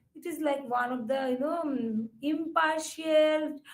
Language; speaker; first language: English; non-native, local second language; Assamese